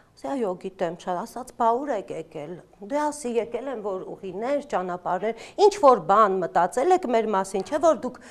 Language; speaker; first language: Armenian; native; Armenian